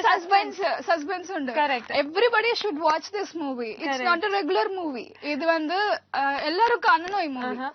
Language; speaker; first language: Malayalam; non-native, learner; Tamil